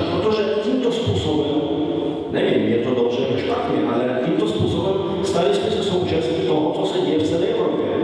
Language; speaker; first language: Czech; non-native, fluent; Polish